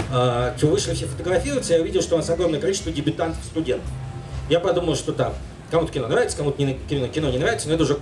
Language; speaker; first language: Russian; native; Russian